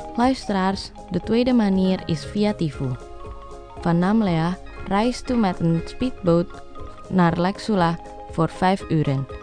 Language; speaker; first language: Dutch; non-native, learner; Indonesian